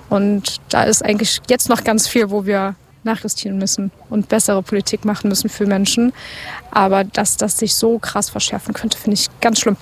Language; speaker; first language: German; native; German